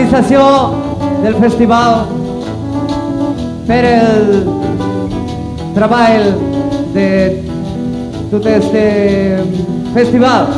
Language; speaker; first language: Catalan; non-native, learner; Galician